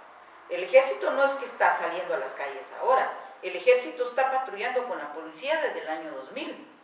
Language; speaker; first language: Spanish; native; Spanish